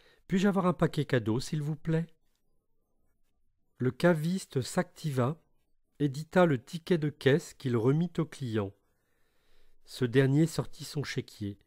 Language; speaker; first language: French; native; French